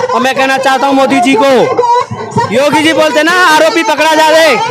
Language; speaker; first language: Hindi; native; Hindi